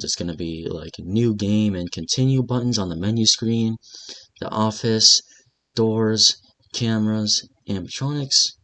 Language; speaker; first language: English; native; English